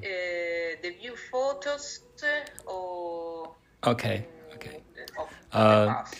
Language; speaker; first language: English; non-native, learner; Italian